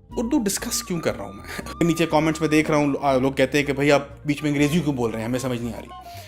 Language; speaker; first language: Urdu; native; Urdu